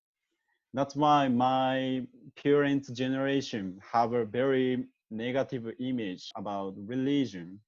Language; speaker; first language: English; non-native, learner; Japanese